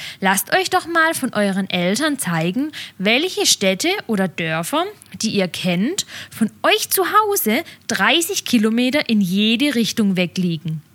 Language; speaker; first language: German; native; German